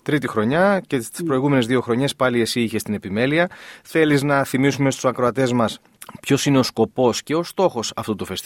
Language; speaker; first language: Greek; native; Greek